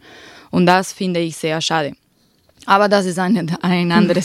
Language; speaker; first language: German; non-native, fluent; Spanish